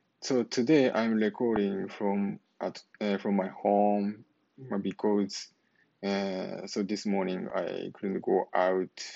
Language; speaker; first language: English; non-native, learner; Japanese